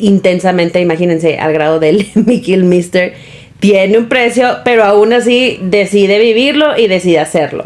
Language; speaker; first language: Spanish; native; Spanish